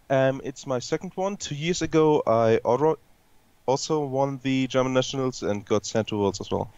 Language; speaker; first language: English; non-native, fluent; German